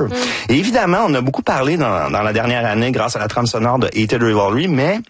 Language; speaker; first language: French; native; French